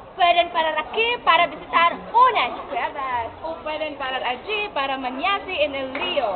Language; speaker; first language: Spanish; non-native, learner; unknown